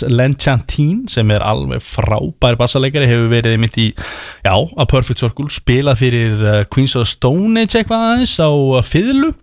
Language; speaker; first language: Icelandic; native; Icelandic